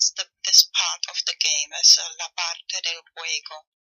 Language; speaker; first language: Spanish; non-native, fluent; German